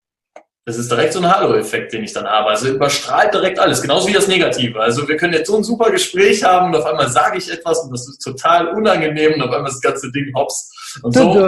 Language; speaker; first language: German; native; German